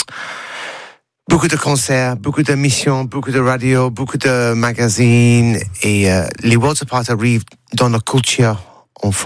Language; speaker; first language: French; non-native, learner; English